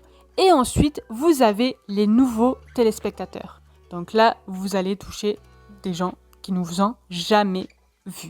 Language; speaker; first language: French; native; French